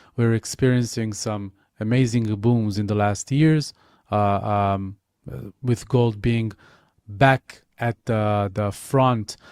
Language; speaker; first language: English; non-native, fluent; Hebrew